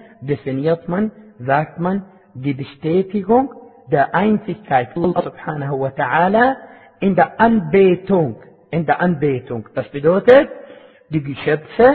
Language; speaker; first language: German; non-native, fluent; Arabic